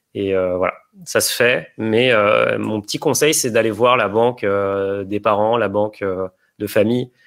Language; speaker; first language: French; native; French